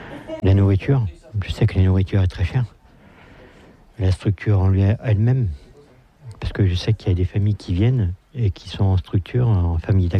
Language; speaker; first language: French; native; French